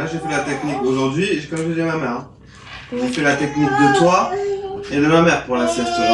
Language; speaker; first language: French; native; French